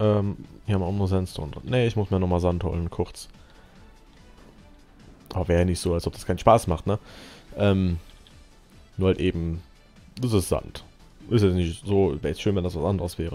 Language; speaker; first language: German; native; German